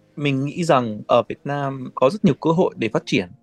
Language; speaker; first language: Vietnamese; non-native, fluent; Arabic